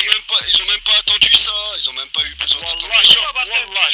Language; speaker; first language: French; early bilingual, other home language; Arabic